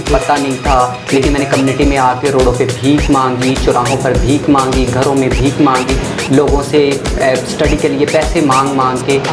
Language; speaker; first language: Hindi; non-native, local second language; Punjabi